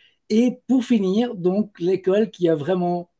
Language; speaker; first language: French; native; French